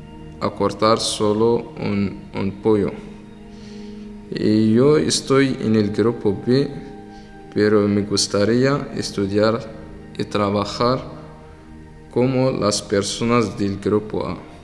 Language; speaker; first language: Spanish; non-native, learner; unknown